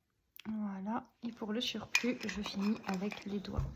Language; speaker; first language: French; native; French